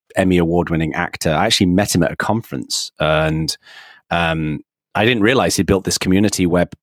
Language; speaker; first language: English; native; English